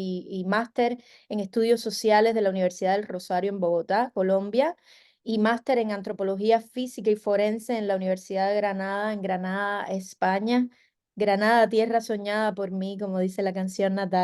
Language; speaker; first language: Spanish; native; Spanish